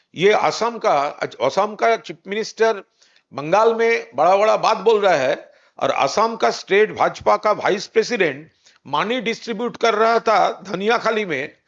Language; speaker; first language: Hindi; non-native, local second language; Bangla